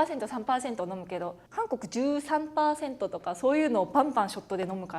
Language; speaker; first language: Japanese; native; Japanese